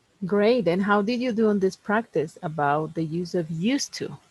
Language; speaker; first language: English; non-native, fluent; Spanish